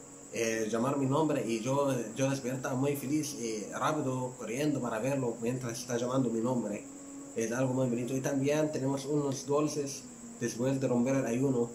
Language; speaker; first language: Spanish; non-native, learner; Arabic